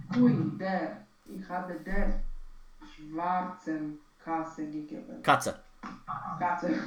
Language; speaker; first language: German; non-native, learner; Romanian